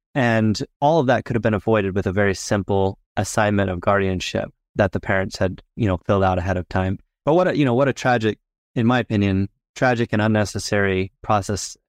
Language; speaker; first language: English; native; English